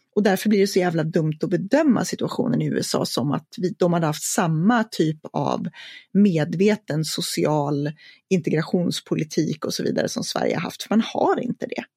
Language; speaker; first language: Swedish; native; Swedish